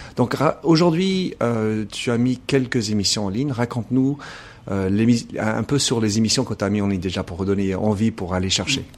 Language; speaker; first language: French; non-native, fluent; English